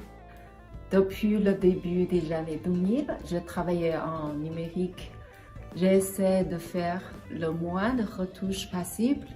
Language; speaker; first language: French; non-native, fluent; Chinese